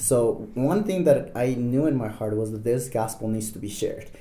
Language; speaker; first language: English; non-native, fluent; Spanish